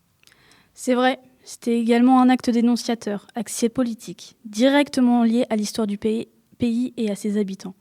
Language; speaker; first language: French; native; French